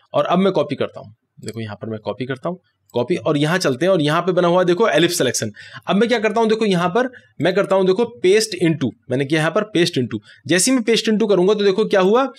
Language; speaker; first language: Hindi; native; Hindi